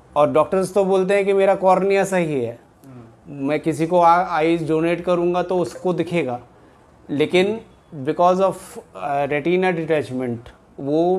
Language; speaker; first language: Hindi; native; Hindi